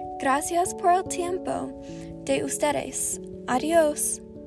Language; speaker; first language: Spanish; non-native, learner; English